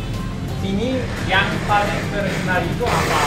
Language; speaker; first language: Indonesian; non-native, learner; Korean